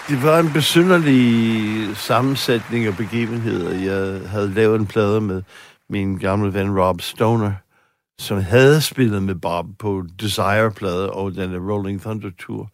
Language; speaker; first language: Danish; non-native, fluent; English